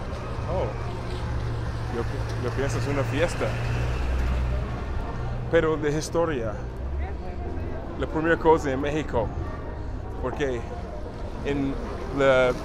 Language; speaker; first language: Spanish; non-native, learner; English